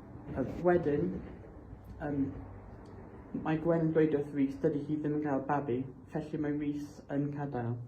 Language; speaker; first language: Welsh; non-native, local second language; English